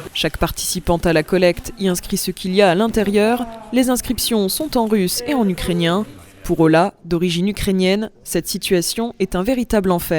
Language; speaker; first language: French; native; French